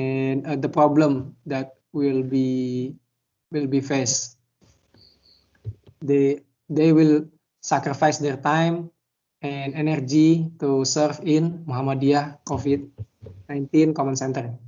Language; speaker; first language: English; non-native, learner; Indonesian